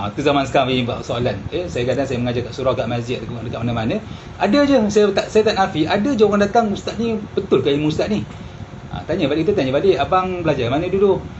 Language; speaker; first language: Malay; early bilingual, heritage; Malay